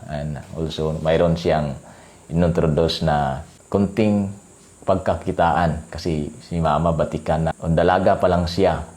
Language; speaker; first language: Filipino; non-native, local second language; Cebuano